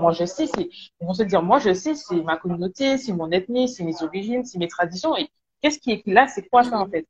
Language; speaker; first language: French; native; French